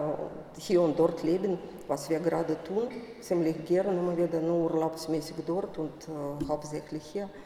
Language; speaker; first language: German; non-native, fluent; Russian